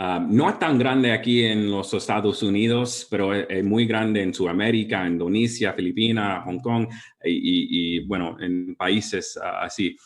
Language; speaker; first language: Spanish; early bilingual, heritage; English